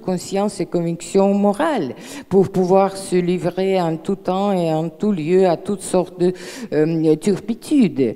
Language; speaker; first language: French; non-native, fluent; Russian